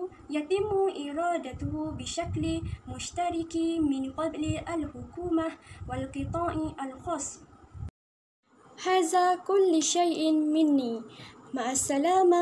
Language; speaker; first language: Arabic; non-native, learner; Malay